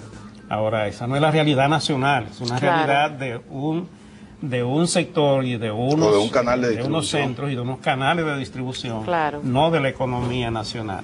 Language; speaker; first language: Spanish; native; Spanish